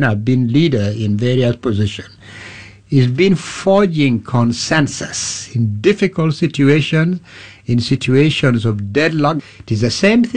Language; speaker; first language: English; non-native, local second language; Acoli